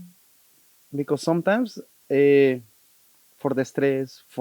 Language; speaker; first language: English; non-native, learner; Spanish